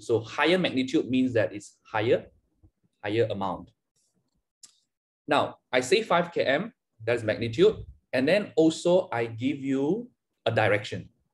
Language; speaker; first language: English; non-native, local second language; Chinese